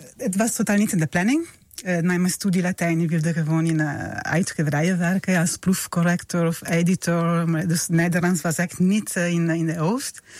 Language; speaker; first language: Dutch; non-native, fluent; Italian